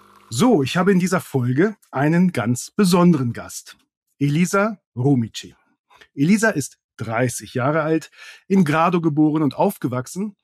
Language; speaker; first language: German; native; German